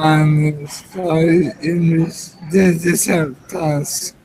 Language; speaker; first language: English; non-native, learner; Spanish